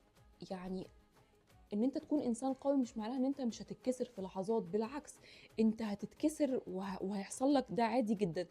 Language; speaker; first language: Arabic; native; Arabic